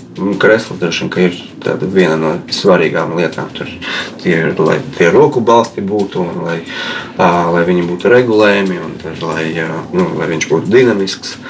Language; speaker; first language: Latvian; non-native, local second language; Russian